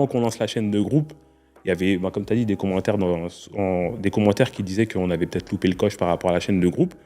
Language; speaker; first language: French; native; French